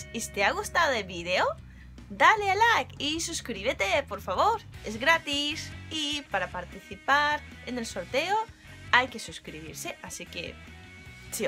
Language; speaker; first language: Spanish; non-native, fluent; Japanese